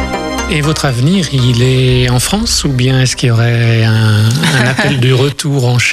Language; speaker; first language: French; native; French